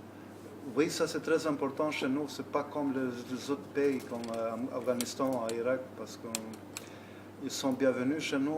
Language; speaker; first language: French; non-native, learner; Albanian